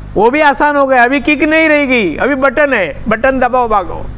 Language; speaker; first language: Hindi; non-native, local second language; Marathi